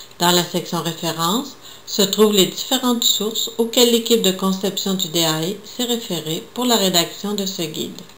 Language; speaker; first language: French; native; French